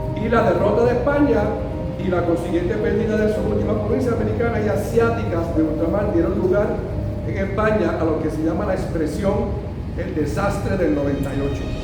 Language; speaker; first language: Spanish; early bilingual, heritage; Spanish